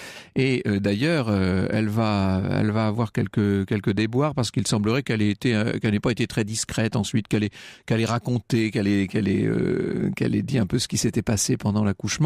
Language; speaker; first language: French; native; French